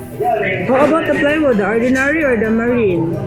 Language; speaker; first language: English; non-native, learner; Cebuano